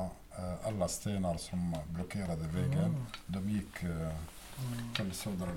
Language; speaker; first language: Swedish; non-native, fluent; Arabic